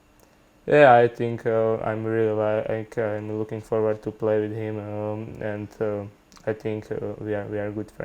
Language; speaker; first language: English; non-native, learner; Slovak